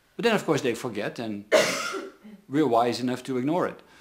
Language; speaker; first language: English; non-native, fluent; Dutch